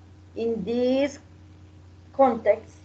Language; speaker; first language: English; non-native, learner; Spanish